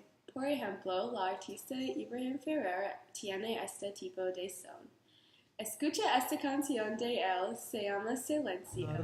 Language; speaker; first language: Spanish; non-native, learner; English